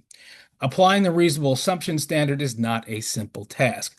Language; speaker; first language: English; native; English